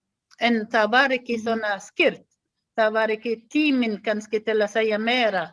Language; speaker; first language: Icelandic; non-native, learner; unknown